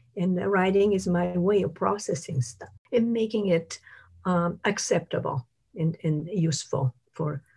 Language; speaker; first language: English; non-native, fluent; Italian